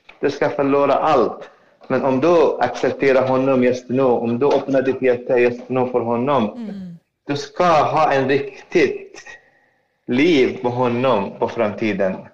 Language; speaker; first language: Swedish; non-native, fluent; Arabic